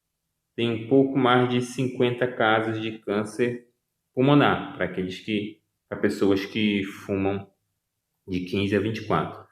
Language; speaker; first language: Portuguese; native; Portuguese